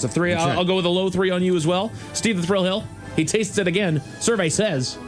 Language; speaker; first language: English; native; English